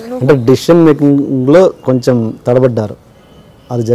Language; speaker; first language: Telugu; native; Telugu